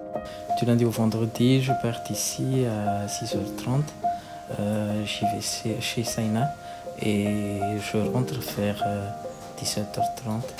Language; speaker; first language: French; non-native, local second language; Malagasy